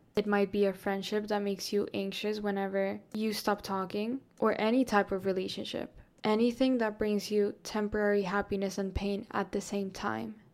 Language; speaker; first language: English; non-native, fluent; Spanish